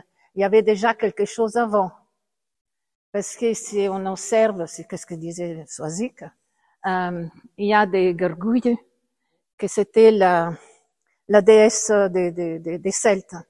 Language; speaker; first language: French; non-native, fluent; Italian